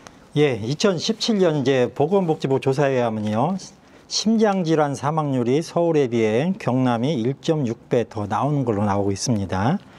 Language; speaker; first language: Korean; native; Korean